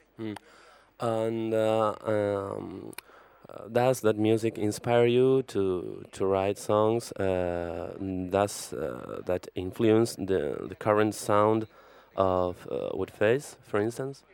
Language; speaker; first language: English; non-native, fluent; Spanish